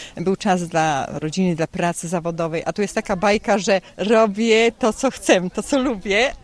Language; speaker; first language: Polish; native; Polish